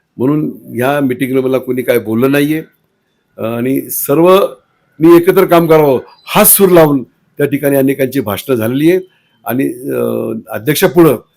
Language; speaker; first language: Marathi; native; Marathi